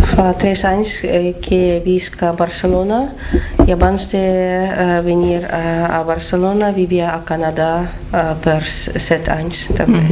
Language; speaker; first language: Catalan; non-native, learner; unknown